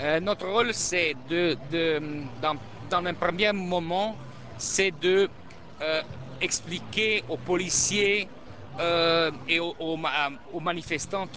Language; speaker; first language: French; non-native, learner; Italian